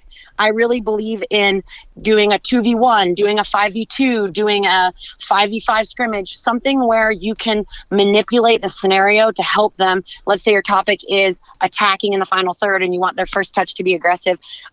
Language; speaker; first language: English; native; English